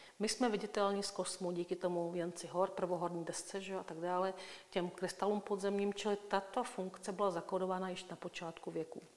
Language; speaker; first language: Czech; native; Czech